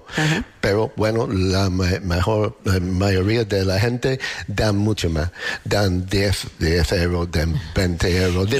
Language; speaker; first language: Spanish; non-native, fluent; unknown